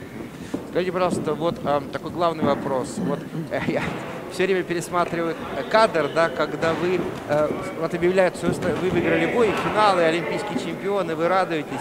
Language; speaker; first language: Russian; native; Russian